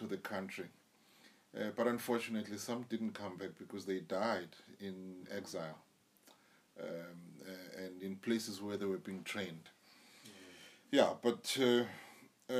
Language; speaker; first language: English; non-native, local second language; Zulu